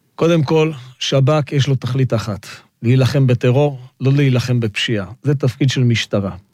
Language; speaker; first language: Hebrew; non-native, local second language; Arabic